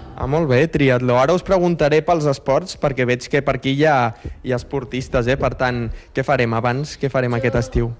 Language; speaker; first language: Catalan; native; Catalan